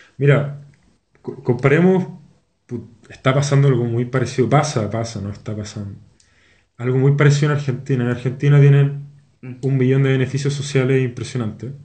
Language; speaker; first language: Spanish; native; Spanish